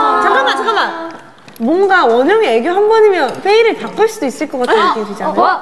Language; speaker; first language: Korean; native; Korean